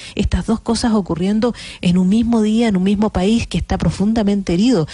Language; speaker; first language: Spanish; native; Spanish